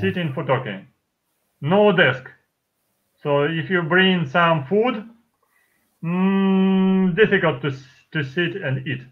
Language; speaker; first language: English; non-native, fluent; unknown